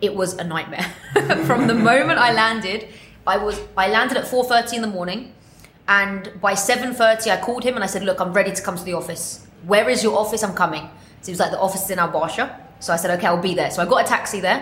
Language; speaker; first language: English; native; English